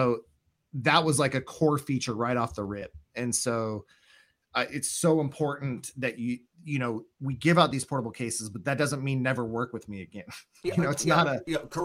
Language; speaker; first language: English; native; English